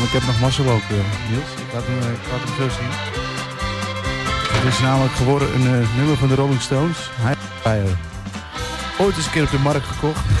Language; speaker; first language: Dutch; native; Dutch